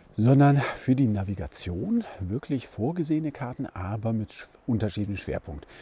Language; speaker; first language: German; native; German